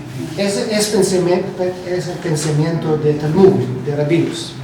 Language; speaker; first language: Spanish; non-native, learner; Hebrew